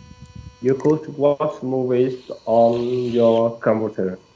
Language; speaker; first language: English; non-native, learner; Vietnamese